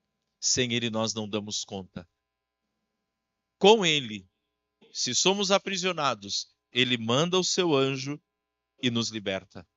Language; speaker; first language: Portuguese; native; Portuguese